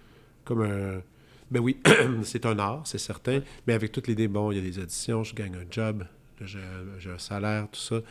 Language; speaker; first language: French; native; French